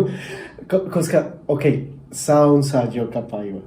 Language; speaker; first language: Finnish; non-native, learner; Spanish